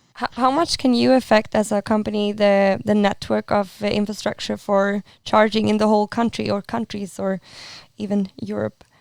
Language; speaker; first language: English; non-native, fluent; Swedish